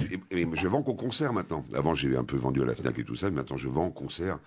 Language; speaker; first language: French; native; French